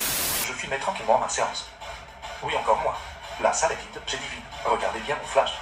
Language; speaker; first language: French; native; French